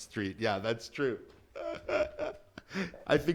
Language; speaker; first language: English; native; English